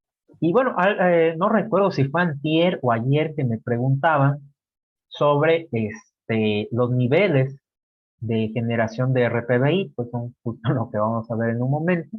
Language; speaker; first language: Spanish; native; Spanish